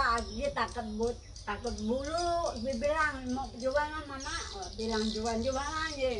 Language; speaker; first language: Indonesian; non-native, local second language; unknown